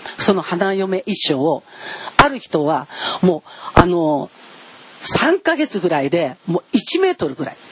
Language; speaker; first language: Japanese; non-native, fluent; Korean